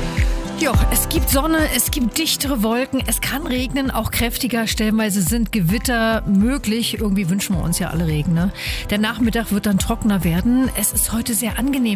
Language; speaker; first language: German; native; German